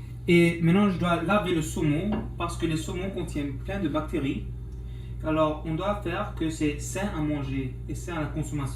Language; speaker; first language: French; non-native, local second language; English